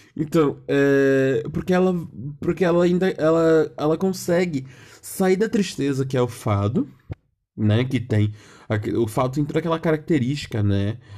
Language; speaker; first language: Portuguese; native; Portuguese